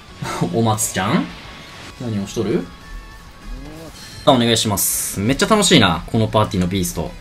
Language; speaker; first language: Japanese; native; Japanese